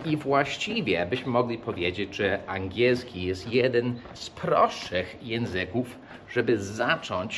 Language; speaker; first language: Polish; early bilingual, heritage; English